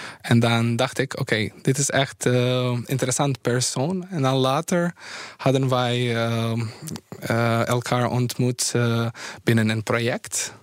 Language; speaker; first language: Dutch; non-native, fluent; Bosnian